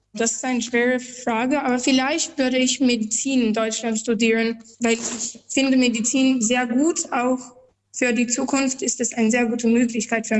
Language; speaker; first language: German; non-native, learner; Albanian